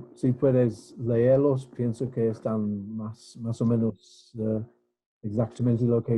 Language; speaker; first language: Spanish; non-native, fluent; English